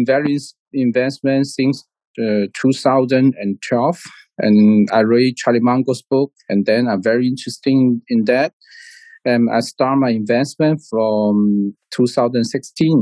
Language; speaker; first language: English; non-native, learner; Chinese